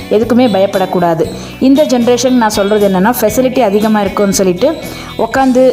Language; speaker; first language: Tamil; non-native, local second language; Kannada